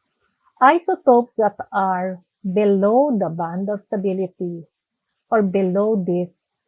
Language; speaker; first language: English; non-native, local second language; Filipino